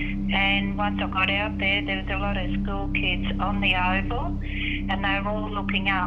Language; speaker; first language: English; native; English